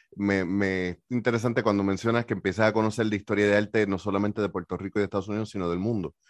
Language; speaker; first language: Spanish; native; Spanish